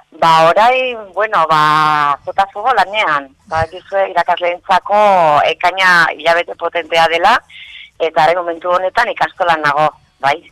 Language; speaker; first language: Basque; non-native, local second language; Spanish